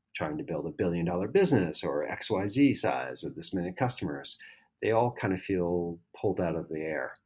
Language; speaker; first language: English; native; English